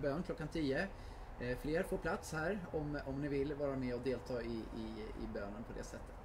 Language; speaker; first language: Swedish; native; Swedish